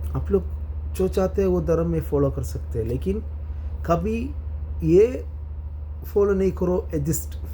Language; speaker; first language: Hindi; non-native, local second language; Malayalam